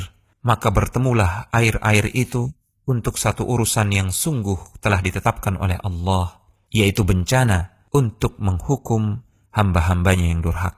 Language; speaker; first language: Indonesian; native; Indonesian